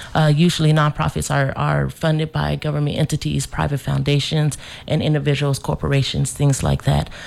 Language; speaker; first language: English; native; English